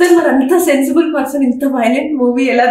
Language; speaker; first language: Telugu; native; Telugu